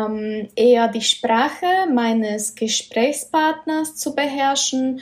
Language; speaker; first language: German; non-native, fluent; Czech